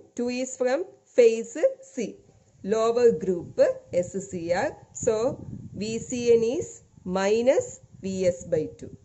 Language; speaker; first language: English; non-native, local second language; Malayalam